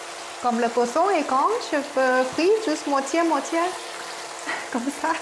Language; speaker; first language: French; non-native, learner; Thai